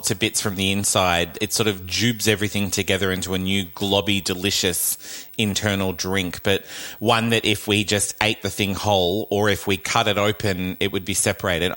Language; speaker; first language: English; native; English